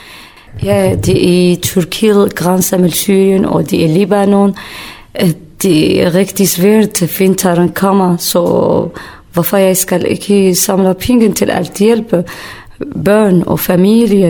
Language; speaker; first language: Danish; non-native, learner; Kurdish